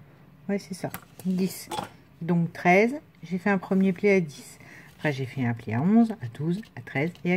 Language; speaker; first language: French; native; French